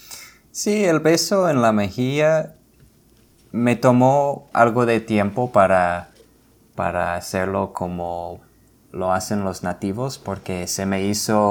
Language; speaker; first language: Spanish; non-native, fluent; English